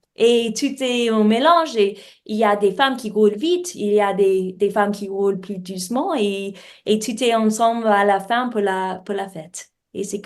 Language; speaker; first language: French; non-native, learner; English